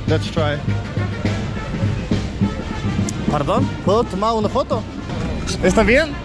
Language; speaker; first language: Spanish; non-native, learner; Danish